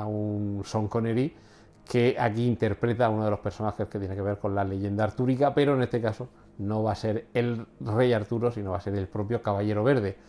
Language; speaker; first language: Spanish; native; Spanish